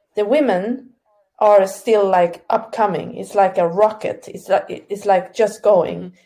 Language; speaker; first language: English; non-native, fluent; Swedish